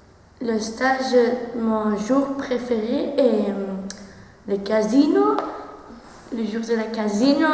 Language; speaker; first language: French; non-native, learner; Dutch